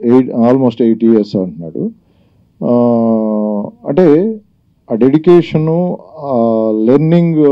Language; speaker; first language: Telugu; native; Telugu